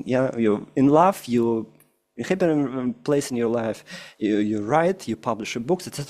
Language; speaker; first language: English; non-native, fluent; Russian